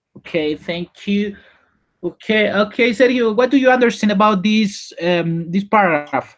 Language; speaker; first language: English; non-native, learner; Spanish